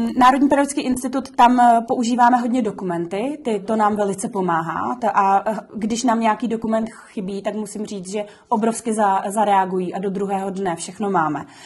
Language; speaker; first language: Czech; native; Czech